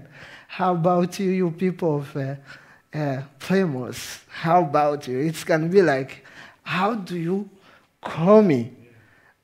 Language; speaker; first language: English; non-native, local second language; Kinyarwanda